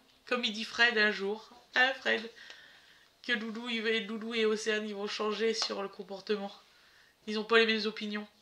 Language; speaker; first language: French; native; French